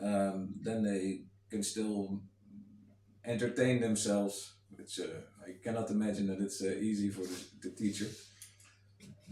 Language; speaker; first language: English; non-native, fluent; Dutch